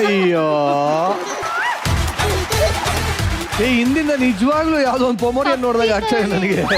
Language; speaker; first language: Kannada; native; Kannada